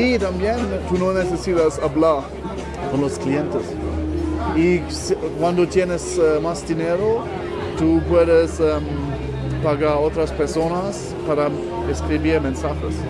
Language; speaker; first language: Spanish; non-native, learner; German